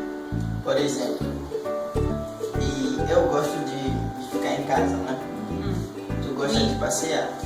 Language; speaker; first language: Portuguese; non-native, local second language; Haitian Creole